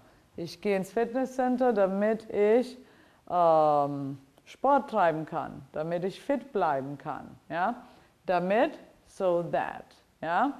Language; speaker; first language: German; non-native, fluent; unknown